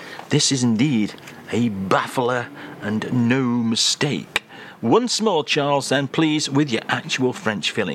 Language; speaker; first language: English; native; English